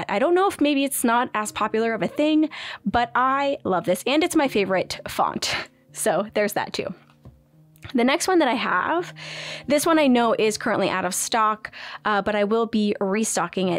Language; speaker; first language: English; native; English